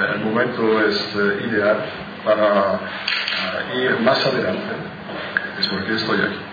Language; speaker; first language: Spanish; non-native, fluent; French